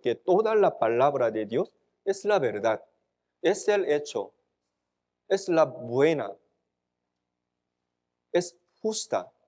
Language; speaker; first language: Spanish; non-native, fluent; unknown